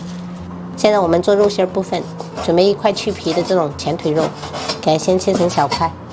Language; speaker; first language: Chinese; native; Chinese